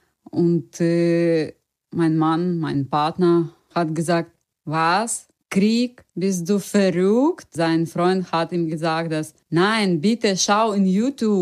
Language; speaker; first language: German; non-native, learner; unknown